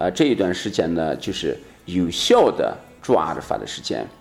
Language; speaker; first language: Chinese; native; Chinese